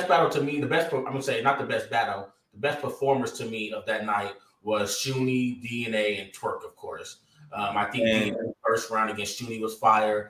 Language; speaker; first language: English; native; English